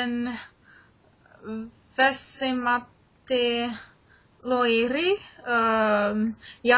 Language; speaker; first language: Finnish; non-native, learner; English